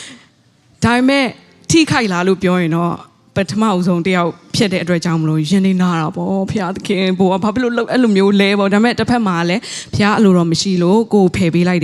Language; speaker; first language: Burmese; non-native, local second language; Tedim Chin